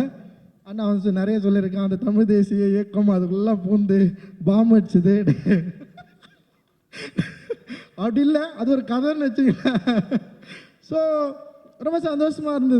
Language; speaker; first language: Tamil; native; Tamil